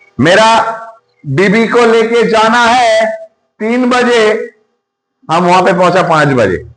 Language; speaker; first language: Hindi; non-native, local second language; Bangla